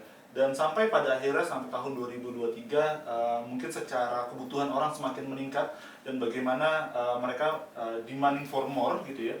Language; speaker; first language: Indonesian; native; Indonesian